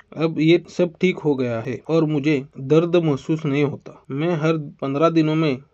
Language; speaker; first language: Hindi; non-native, local second language; Marathi